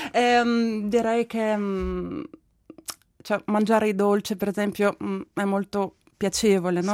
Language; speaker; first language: Italian; non-native, fluent; Ukrainian